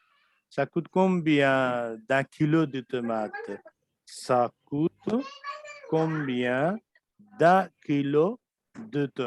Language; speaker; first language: French; non-native, fluent; Urdu